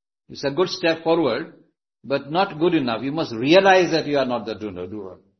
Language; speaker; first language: English; non-native, local second language; Gujarati